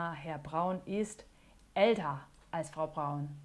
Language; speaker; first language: German; non-native, fluent; Portuguese